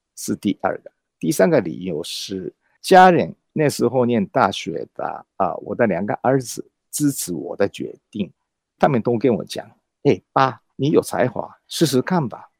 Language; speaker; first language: Chinese; non-native, fluent; Japanese